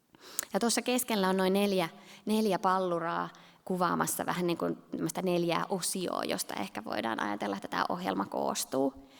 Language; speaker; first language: Finnish; native; Finnish